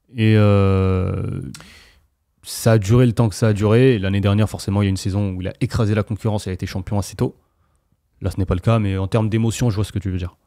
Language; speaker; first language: French; native; French